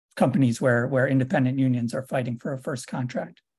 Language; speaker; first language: English; native; English